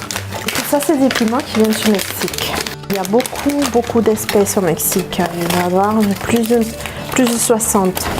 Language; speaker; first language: French; non-native, fluent; Spanish